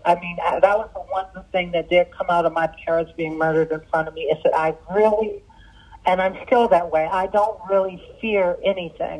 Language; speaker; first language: English; early bilingual, other home language; Arabic